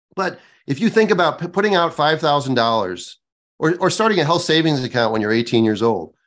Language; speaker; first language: English; native; English